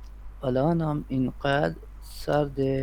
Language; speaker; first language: Persian; non-native, learner; Urdu